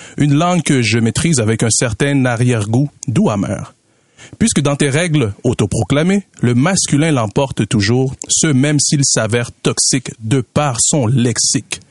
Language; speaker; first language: French; early bilingual, other home language; Swahili